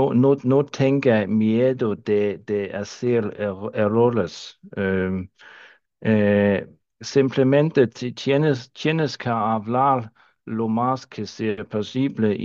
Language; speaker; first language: Spanish; non-native, fluent; Danish